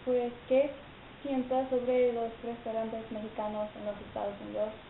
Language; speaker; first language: Spanish; non-native, learner; English